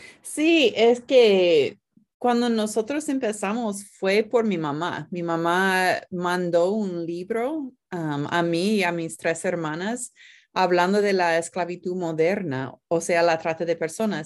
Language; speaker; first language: Spanish; non-native, fluent; English